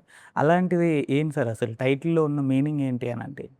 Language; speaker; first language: Telugu; native; Telugu